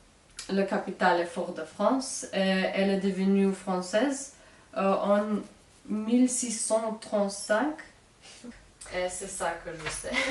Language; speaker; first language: French; non-native, learner; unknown